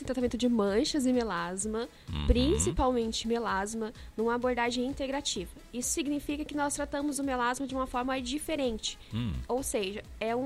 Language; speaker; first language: Portuguese; native; Portuguese